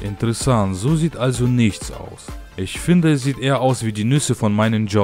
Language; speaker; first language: German; native; German